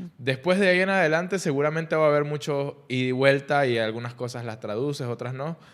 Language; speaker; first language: Spanish; native; Spanish